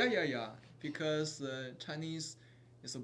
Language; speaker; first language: English; non-native, learner; Chinese